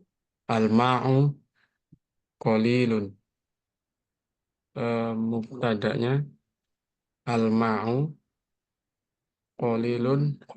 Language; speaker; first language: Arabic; non-native, learner; Indonesian